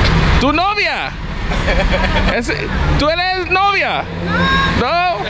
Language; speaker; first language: Spanish; non-native, learner; English